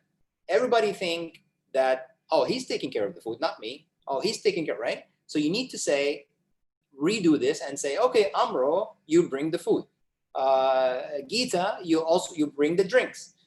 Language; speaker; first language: English; non-native, fluent; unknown